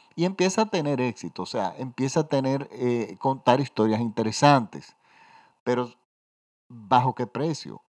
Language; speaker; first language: Spanish; native; Spanish